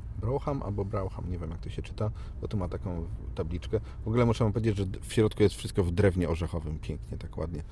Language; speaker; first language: Polish; native; Polish